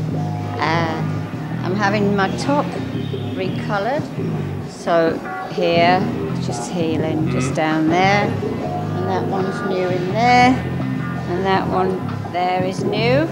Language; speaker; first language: English; native; English